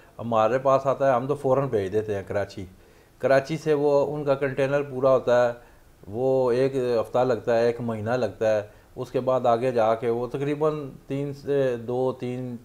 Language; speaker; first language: Urdu; non-native, local second language; Punjabi